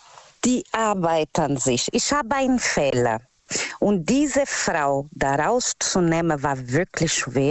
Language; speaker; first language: German; non-native, fluent; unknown